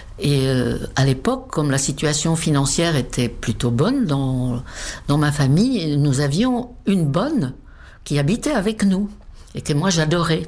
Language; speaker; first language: French; non-native, fluent; Czech